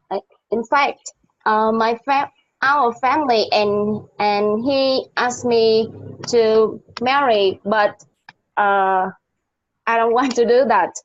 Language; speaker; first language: English; non-native, learner; Vietnamese